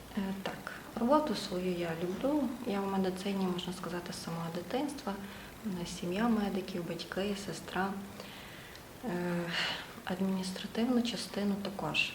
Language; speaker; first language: Ukrainian; native; Ukrainian